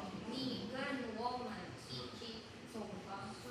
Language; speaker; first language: Chinese; non-native, learner; Filipino